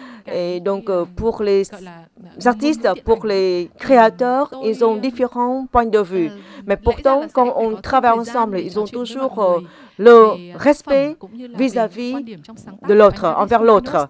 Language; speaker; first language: French; non-native, fluent; Vietnamese